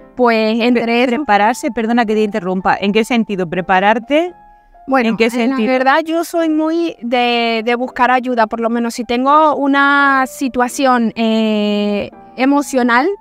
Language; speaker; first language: Spanish; native; Spanish